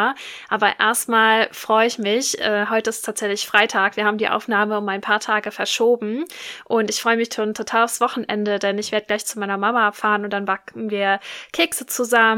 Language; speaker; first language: German; native; German